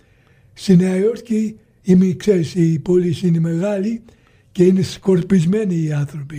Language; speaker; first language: Greek; early bilingual, heritage; Greek